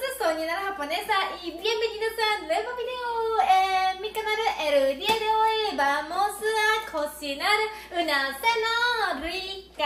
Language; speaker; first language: Spanish; non-native, learner; Japanese